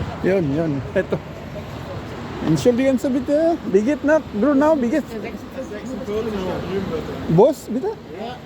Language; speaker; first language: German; non-native, learner; Filipino